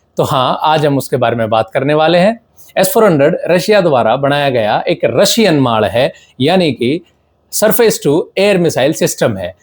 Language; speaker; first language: Hindi; native; Hindi